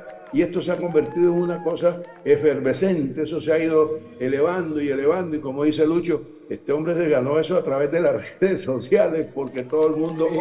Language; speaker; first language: Spanish; native; Spanish